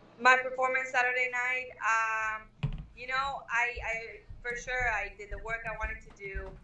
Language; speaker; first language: English; non-native, fluent; Spanish